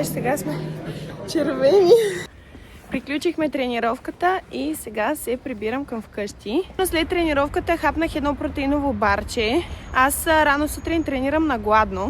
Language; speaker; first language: Bulgarian; native; Bulgarian